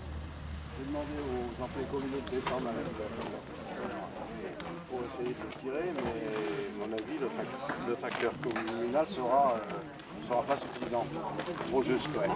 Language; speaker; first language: French; native; French